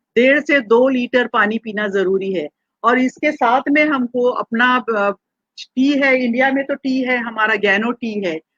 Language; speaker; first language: Hindi; non-native, local second language; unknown